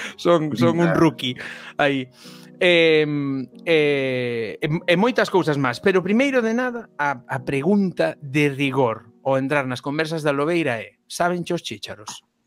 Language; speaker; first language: Galician; non-native, local second language; Spanish